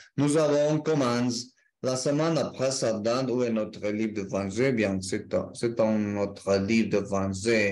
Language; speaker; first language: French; non-native, learner; Spanish